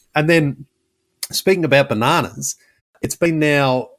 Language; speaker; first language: English; native; English